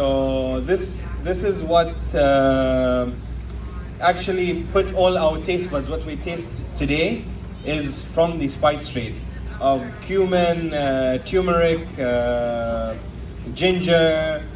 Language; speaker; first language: English; non-native, local second language; Arabic